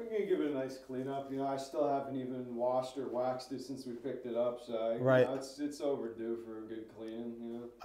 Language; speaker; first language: English; native; English